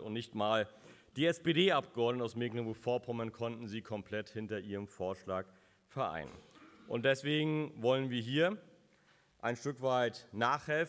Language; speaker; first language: German; native; German